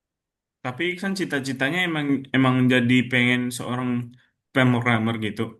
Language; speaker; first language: Indonesian; native; Indonesian